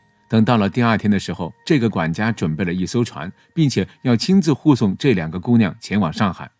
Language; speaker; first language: Chinese; native; Chinese